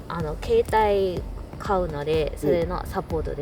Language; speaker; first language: Japanese; non-native, fluent; Burmese